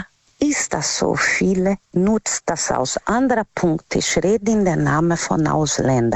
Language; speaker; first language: German; non-native, learner; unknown